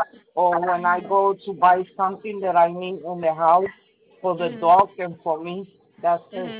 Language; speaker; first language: English; non-native, learner; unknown